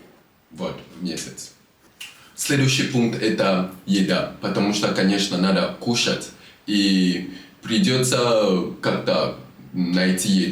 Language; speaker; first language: Russian; non-native, fluent; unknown